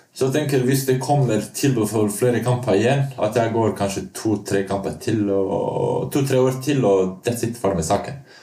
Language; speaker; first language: Norwegian; non-native, fluent; Bosnian